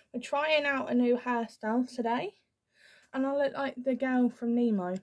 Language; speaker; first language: English; native; English